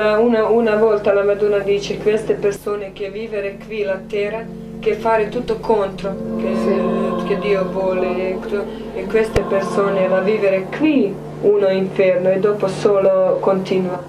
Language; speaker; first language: Italian; non-native, learner; Croatian